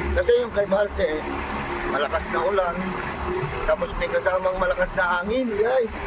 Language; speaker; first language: Filipino; non-native, local second language; Iloko